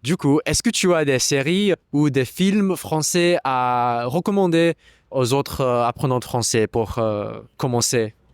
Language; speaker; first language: French; non-native, fluent; English